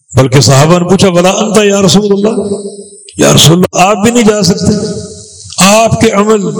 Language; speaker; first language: Urdu; native; Urdu